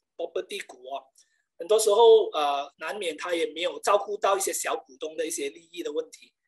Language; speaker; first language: Chinese; native; Chinese